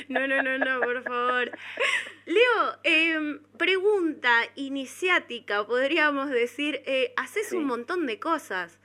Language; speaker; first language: Spanish; native; Spanish